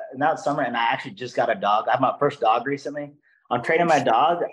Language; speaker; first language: English; non-native, fluent; Portuguese